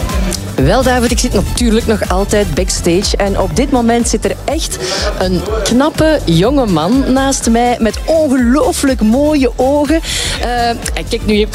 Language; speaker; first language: Dutch; native; Dutch